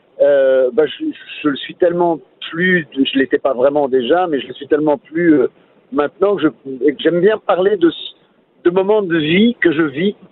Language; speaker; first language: French; native; French